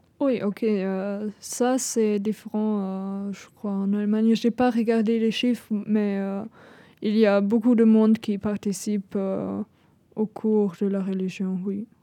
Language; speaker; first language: French; non-native, fluent; German